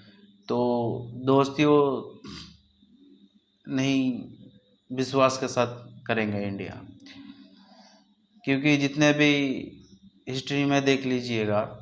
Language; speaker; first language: Hindi; non-native, local second language; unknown